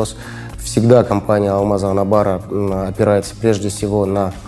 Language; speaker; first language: Russian; native; Russian